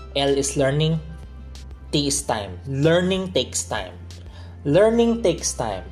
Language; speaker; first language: English; non-native, local second language; Filipino